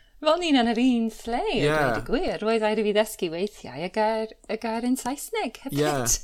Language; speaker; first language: Welsh; non-native, fluent; English